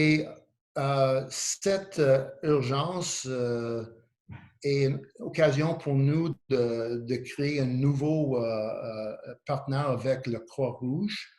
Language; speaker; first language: French; non-native, learner; English